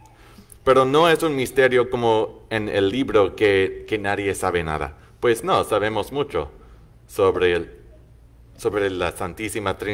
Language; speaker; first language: Spanish; non-native, fluent; English